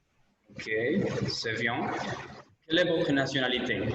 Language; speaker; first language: French; non-native, learner; Spanish